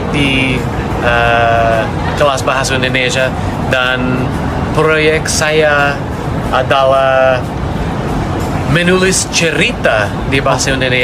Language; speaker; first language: Indonesian; non-native, learner; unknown